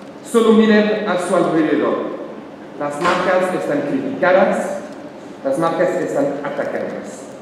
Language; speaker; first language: Spanish; non-native, learner; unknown